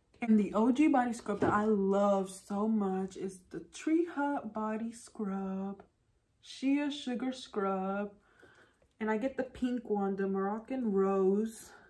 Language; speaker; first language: English; early bilingual, other home language; Spanish